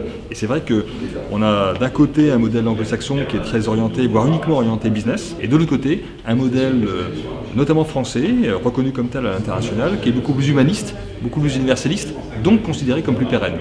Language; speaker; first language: French; native; French